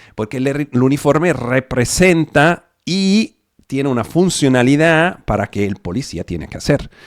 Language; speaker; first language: Spanish; non-native, fluent; Italian